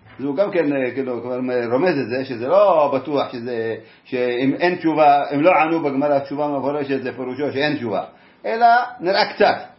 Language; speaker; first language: Hebrew; native; Hebrew